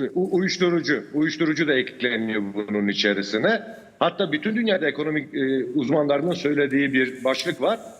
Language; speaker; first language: Turkish; native; Turkish